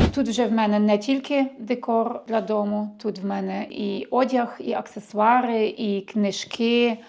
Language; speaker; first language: Ukrainian; early bilingual, heritage; Ukrainian